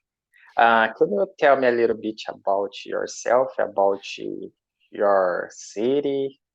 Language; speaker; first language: English; non-native, learner; Portuguese